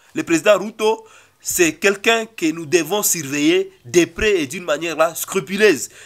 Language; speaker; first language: French; non-native, local second language; Swahili